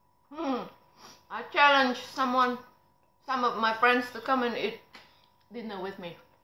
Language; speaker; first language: English; non-native, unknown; Vietnamese